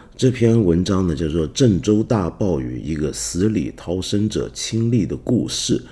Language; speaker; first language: Chinese; non-native, local second language; Cantonese